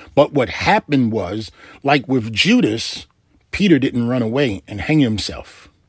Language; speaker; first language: English; native; English